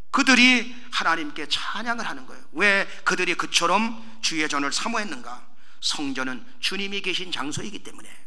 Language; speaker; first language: Korean; native; Korean